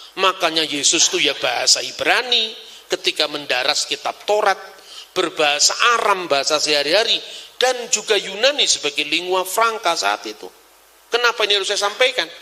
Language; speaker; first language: Indonesian; non-native, local second language; Javanese